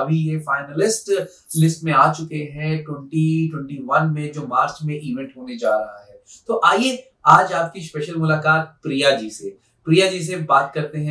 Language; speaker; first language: Hindi; native; Hindi